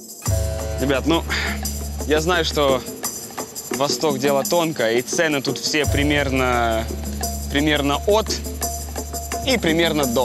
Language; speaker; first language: Russian; native; Russian